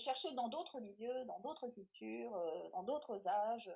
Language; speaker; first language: French; native; French